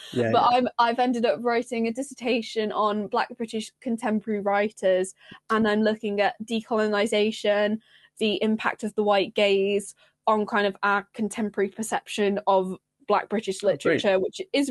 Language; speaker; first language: English; native; English